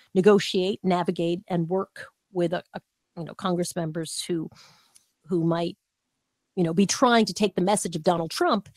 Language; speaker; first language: English; native; English